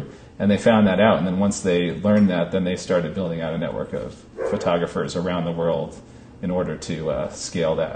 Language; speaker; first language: English; native; English